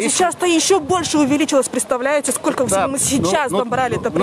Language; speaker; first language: Russian; native; Russian